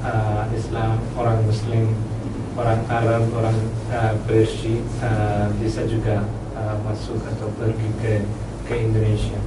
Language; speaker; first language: Indonesian; non-native, learner; Malayalam